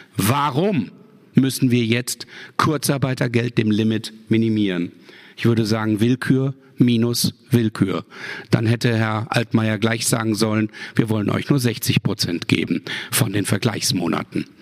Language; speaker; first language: German; native; German